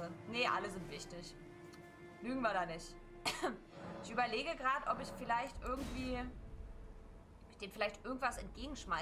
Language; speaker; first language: German; native; German